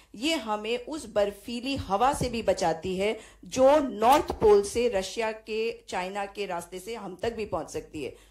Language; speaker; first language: Hindi; native; Hindi